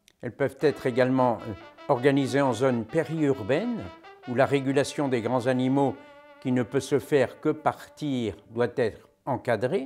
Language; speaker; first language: French; native; French